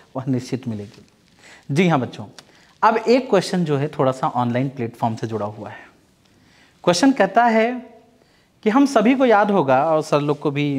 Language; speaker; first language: Hindi; native; Hindi